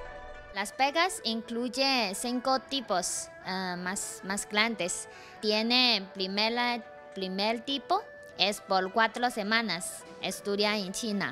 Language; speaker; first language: Spanish; non-native, learner; Chinese